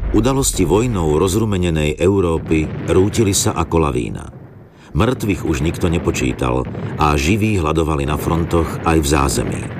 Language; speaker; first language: Slovak; native; Slovak